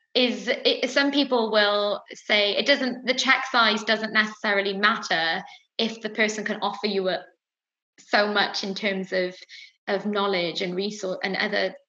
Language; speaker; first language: English; native; English